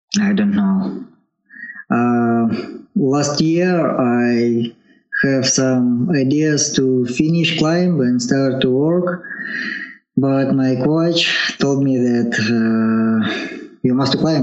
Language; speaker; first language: English; non-native, learner; Russian